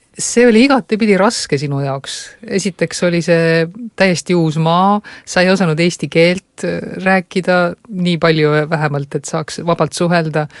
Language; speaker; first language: Estonian; native; Estonian